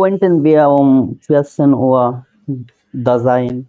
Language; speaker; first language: German; non-native, learner; Bangla